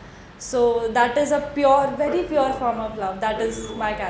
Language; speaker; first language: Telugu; non-native, learner; Hindi